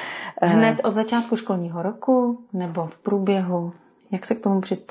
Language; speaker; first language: Czech; native; Czech